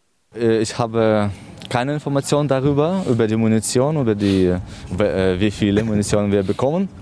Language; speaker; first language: German; non-native, fluent; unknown